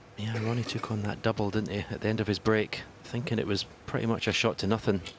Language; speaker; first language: English; native; English